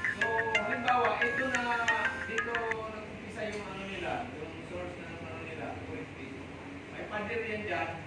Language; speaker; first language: Filipino; non-native, local second language; Cebuano